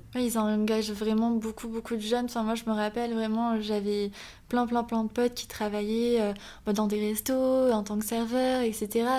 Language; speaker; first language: French; native; French